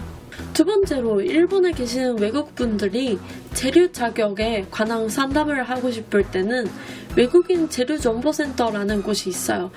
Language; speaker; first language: Korean; non-native, fluent; Japanese